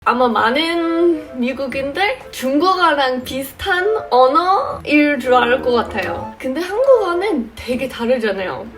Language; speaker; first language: Korean; non-native, fluent; English